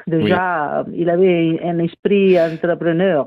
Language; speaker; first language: French; non-native, fluent; Italian